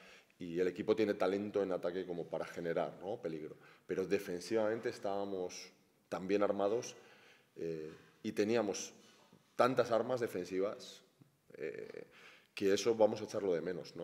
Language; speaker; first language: Spanish; native; Spanish